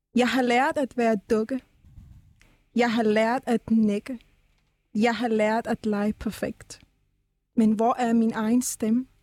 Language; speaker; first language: Danish; early bilingual, other home language; Persian